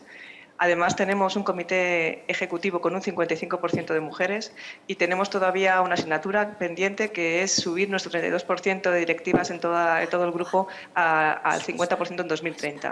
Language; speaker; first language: Spanish; native; Spanish